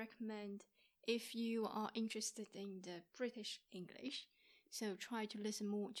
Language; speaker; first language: English; non-native, fluent; Chinese